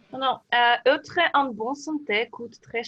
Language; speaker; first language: French; non-native, learner; Russian